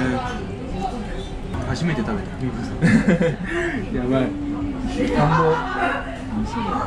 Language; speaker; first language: Japanese; early bilingual, other home language; Spanish